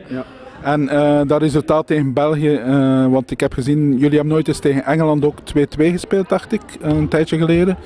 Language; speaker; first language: Dutch; native; Dutch